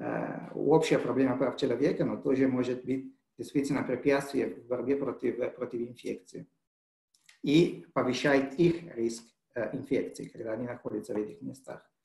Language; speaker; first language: Russian; non-native, fluent; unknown